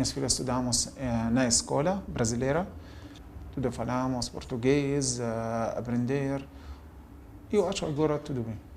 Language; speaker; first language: Portuguese; non-native, learner; Arabic